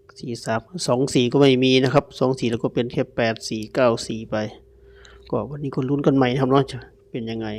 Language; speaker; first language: Thai; native; Thai